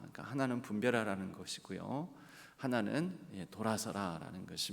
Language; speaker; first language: Korean; native; Korean